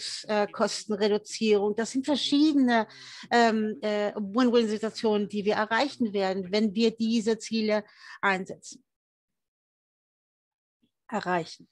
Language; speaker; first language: German; early bilingual, heritage; German